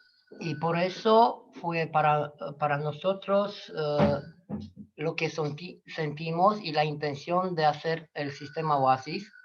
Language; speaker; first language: Spanish; non-native, fluent; Romanian